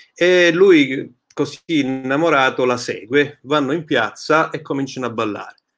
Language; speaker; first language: Italian; early bilingual, heritage; Italian